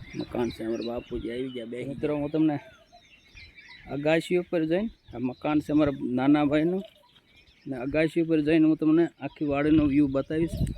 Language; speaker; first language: Gujarati; native; Gujarati